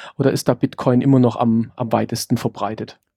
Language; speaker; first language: German; native; German